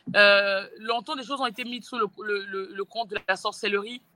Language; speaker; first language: French; native; French